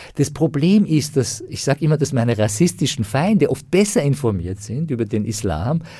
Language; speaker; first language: German; non-native, fluent; Persian